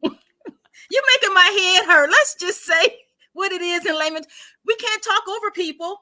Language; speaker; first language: English; native; English